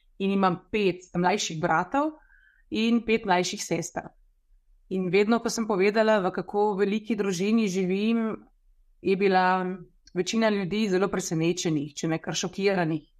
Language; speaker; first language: Slovenian; native; Slovenian